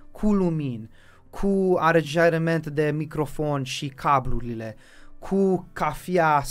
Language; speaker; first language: Romanian; early bilingual, heritage; Romanian